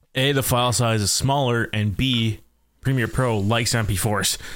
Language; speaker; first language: English; native; English